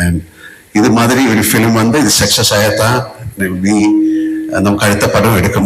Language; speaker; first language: Tamil; non-native, fluent; Malayalam